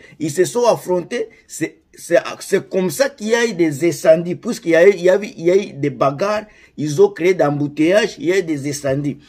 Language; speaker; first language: French; non-native, local second language; Lingala